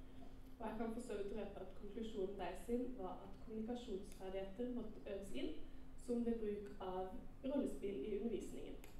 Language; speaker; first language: Norwegian; native; Norwegian